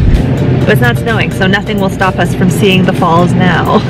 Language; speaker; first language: English; native; English